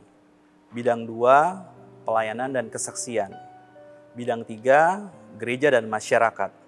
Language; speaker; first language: Indonesian; native; Indonesian